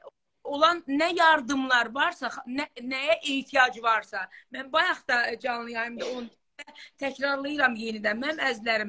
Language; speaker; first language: Turkish; non-native, learner; Azerbaijani